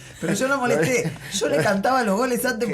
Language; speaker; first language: Spanish; native; Spanish